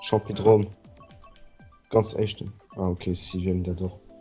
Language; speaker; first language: German; non-native, local second language; Luxembourgish